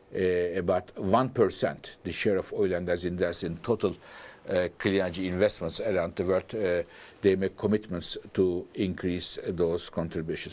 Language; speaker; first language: English; non-native, fluent; Turkish